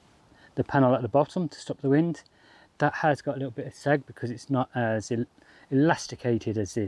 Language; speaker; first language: English; native; English